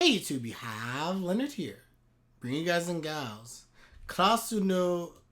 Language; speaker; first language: English; native; English